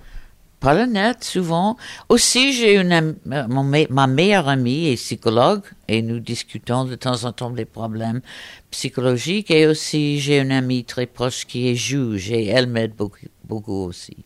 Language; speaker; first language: French; non-native, fluent; English